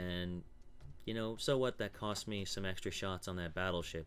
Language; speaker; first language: English; native; English